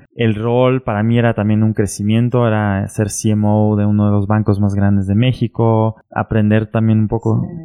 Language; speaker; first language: Spanish; early bilingual, heritage; German